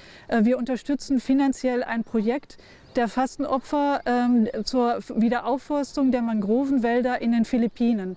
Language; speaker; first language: German; native; German